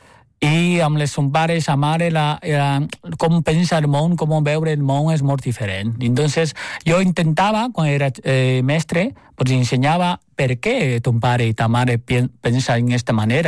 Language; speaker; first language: Catalan; non-native, fluent; Chinese